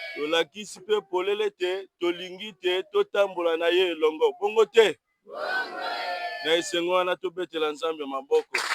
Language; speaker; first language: Lingala; native; Lingala